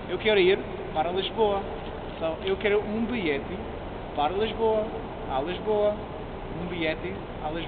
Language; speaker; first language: Portuguese; non-native, learner; English